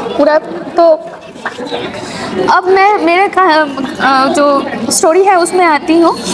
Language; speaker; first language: Hindi; non-native, local second language; Bangla